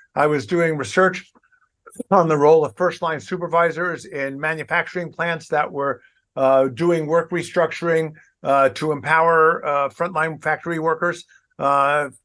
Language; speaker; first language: English; native; English